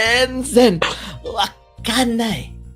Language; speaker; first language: Japanese; non-native, learner; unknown